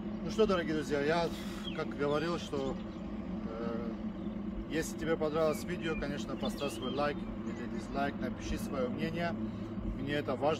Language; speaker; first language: Russian; early bilingual, heritage; Russian